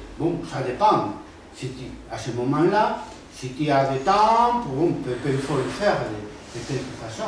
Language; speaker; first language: French; non-native, fluent; Spanish